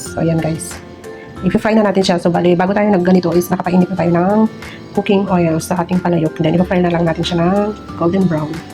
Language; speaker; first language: Filipino; non-native, local second language; Iloko